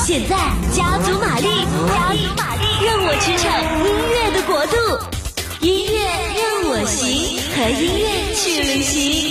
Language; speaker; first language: Chinese; native; Chinese